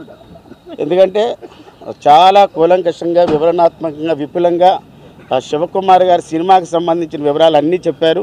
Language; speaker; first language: Telugu; native; Telugu